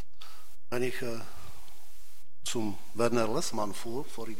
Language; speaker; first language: German; non-native, fluent; Czech